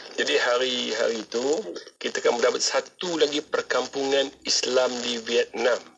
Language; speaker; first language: Malay; native; Malay